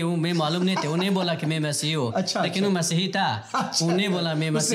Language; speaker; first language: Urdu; non-native, learner; Pashto